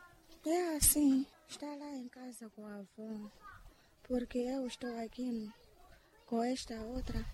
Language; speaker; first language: Portuguese; non-native, local second language; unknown